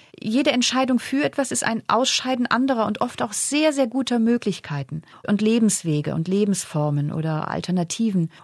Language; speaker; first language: German; native; German